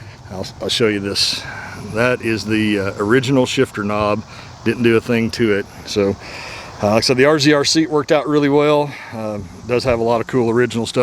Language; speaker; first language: English; native; English